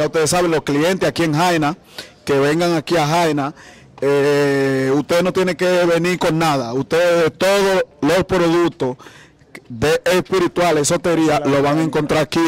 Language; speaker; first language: Spanish; native; Spanish